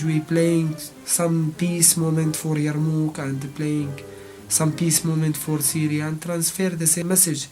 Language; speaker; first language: English; non-native, learner; Arabic